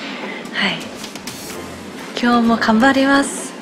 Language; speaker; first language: Japanese; non-native, learner; Korean